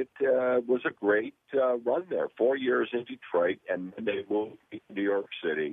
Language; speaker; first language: English; native; English